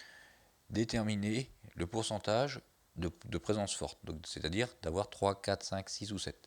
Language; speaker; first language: French; native; French